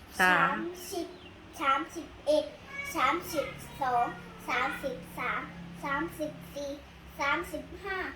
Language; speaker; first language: Thai; native; Thai